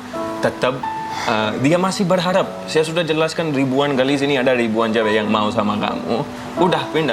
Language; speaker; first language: Indonesian; non-native, fluent; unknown